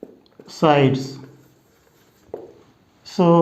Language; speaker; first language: English; non-native, local second language; Telugu